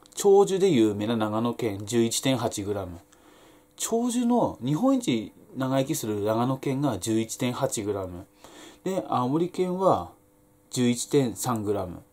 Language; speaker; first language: Japanese; native; Japanese